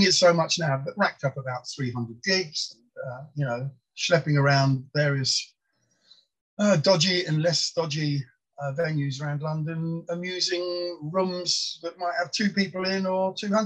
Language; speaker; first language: English; non-native, local second language; Polish